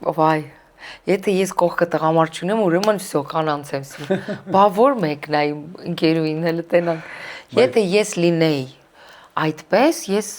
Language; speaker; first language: Armenian; early bilingual, heritage; Armenian